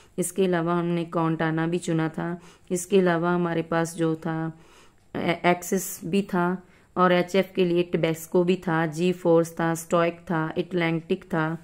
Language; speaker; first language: Hindi; non-native, local second language; Punjabi